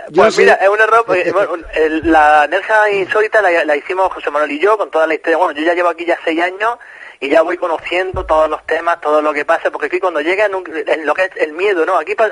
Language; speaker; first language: Spanish; native; Spanish